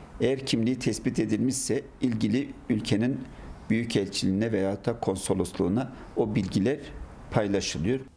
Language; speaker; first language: Turkish; native; Turkish